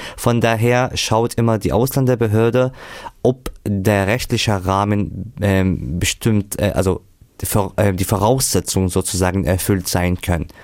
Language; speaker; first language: German; non-native, fluent; Arabic